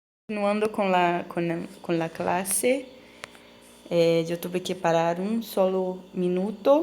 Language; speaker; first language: Spanish; non-native, fluent; Portuguese